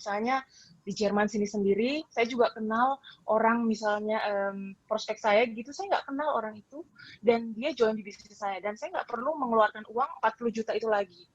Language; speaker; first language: Indonesian; native; Indonesian